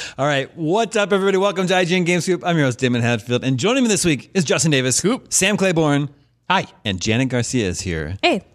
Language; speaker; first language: English; native; English